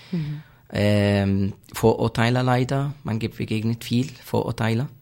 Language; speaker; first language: German; non-native, fluent; Arabic